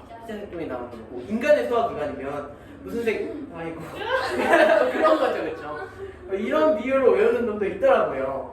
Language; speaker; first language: Korean; native; Korean